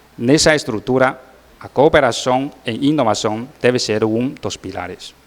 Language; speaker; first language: Portuguese; non-native, learner; Chinese